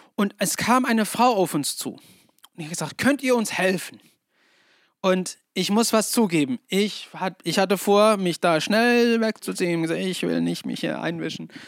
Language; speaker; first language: German; non-native, fluent; English